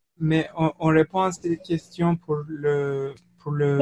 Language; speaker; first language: French; non-native, fluent; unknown